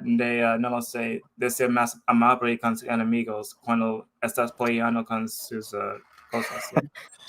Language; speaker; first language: Spanish; non-native, fluent; English